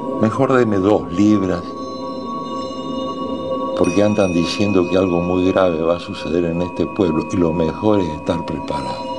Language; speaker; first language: Spanish; native; Spanish